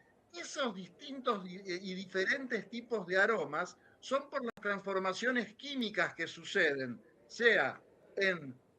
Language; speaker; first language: Spanish; native; Spanish